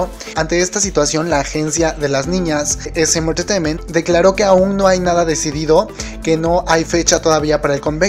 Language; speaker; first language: Spanish; native; Spanish